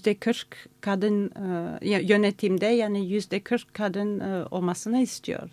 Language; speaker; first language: Turkish; non-native, fluent; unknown